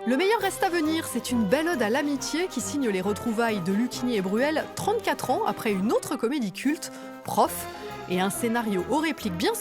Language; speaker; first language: French; native; French